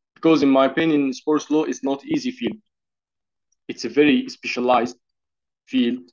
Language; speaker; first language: English; non-native, learner; Arabic